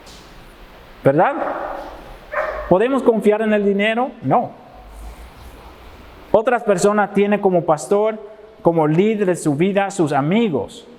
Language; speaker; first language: Spanish; non-native, fluent; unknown